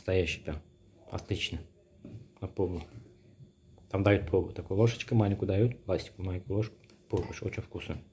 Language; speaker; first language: Russian; non-native, learner; Azerbaijani